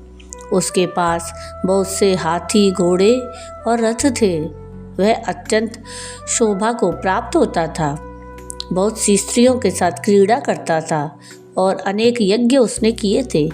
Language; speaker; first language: Hindi; native; Hindi